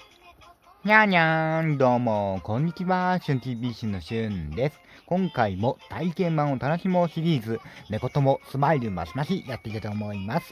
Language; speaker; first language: Japanese; native; Japanese